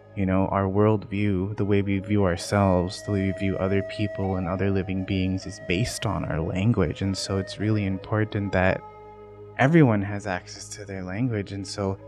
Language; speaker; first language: English; native; English